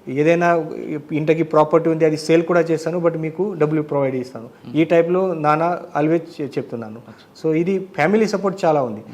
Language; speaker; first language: Telugu; non-native, learner; Marathi